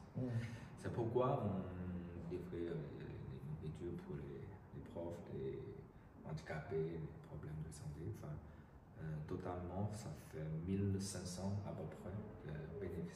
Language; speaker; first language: French; non-native, learner; Chinese